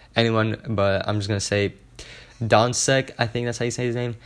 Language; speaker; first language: English; native; English